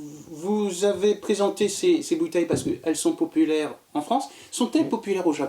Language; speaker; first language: French; native; French